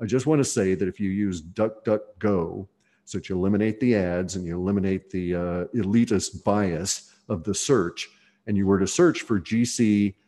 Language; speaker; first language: English; native; English